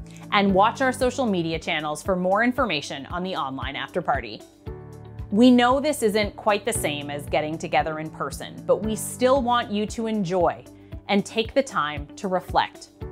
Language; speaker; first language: English; native; English